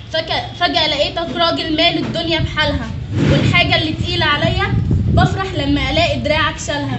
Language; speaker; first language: Arabic; native; Arabic